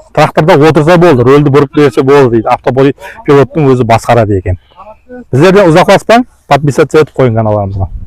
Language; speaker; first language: Uzbek; non-native, local second language; Kara-Kalpak